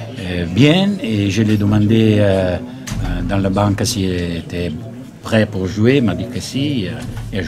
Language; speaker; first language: French; non-native, learner; Italian